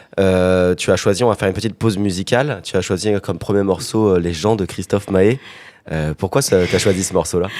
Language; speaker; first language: French; native; French